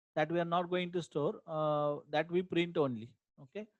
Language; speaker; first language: English; non-native, local second language; Marathi